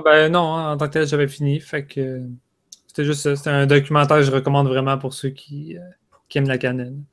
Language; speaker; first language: French; native; French